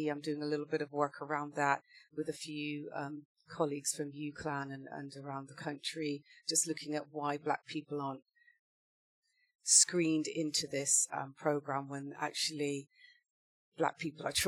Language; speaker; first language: English; native; English